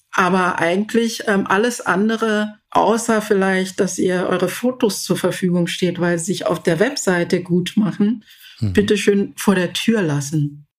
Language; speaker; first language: German; early bilingual, other home language; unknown